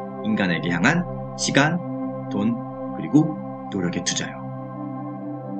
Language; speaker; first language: Korean; native; Korean